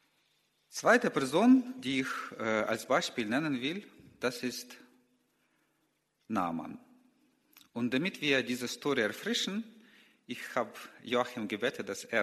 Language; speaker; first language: German; non-native, learner; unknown